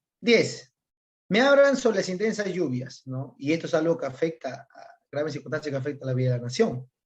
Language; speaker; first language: Spanish; native; Spanish